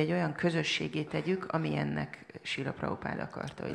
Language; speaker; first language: Hungarian; native; Hungarian